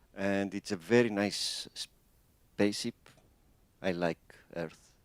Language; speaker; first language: English; non-native, fluent; Greek